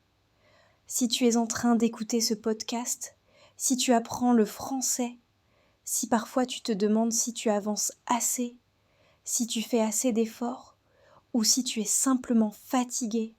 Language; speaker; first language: French; non-native, fluent; Hindi